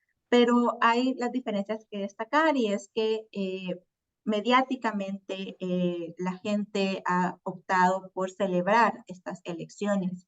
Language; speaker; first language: Spanish; native; Spanish